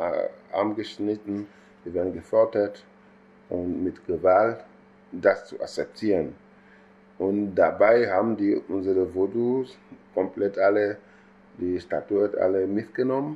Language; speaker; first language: German; non-native, fluent; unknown